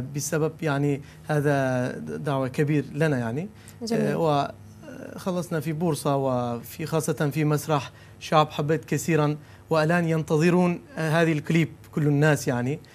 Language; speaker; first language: Arabic; non-native, learner; Turkish